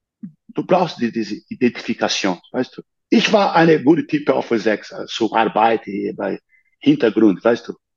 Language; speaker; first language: German; non-native, fluent; Portuguese